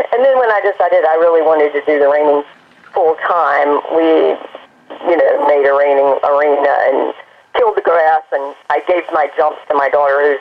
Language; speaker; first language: English; native; English